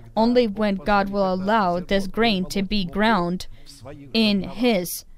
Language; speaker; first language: English; non-native, fluent; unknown